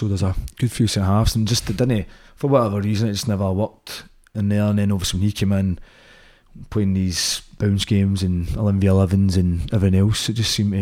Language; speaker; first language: English; native; English